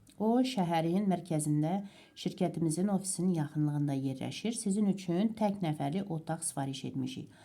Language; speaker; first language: Azerbaijani; native; Azerbaijani